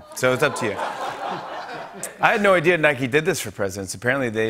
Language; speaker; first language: English; native; English